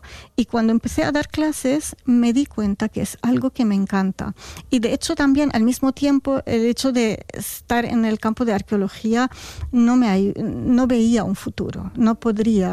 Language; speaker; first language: Spanish; non-native, fluent; Arabic